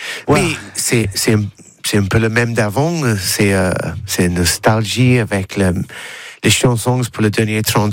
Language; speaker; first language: French; non-native, learner; English